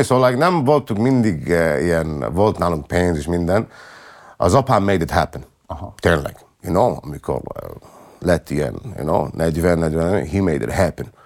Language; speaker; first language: Hungarian; non-native, learner; English